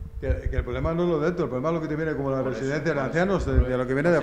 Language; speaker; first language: Spanish; native; Spanish